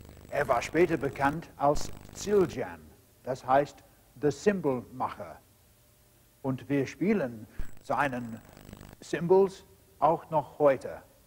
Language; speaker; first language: German; non-native, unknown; English